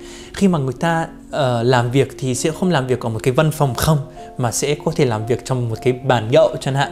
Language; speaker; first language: Vietnamese; non-native, fluent; Arabic